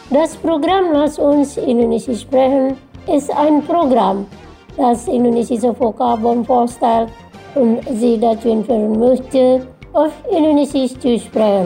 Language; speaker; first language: German; non-native, fluent; Indonesian